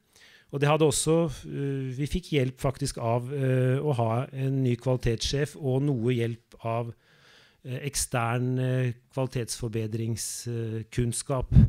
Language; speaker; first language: Norwegian; native; Norwegian